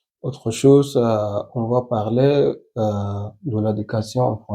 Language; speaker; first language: French; non-native, learner; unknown